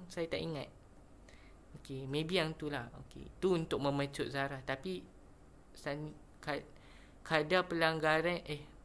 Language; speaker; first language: Malay; native; Malay